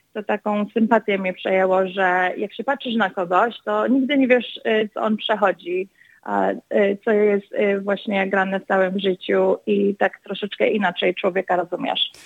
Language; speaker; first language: Polish; early bilingual, other home language; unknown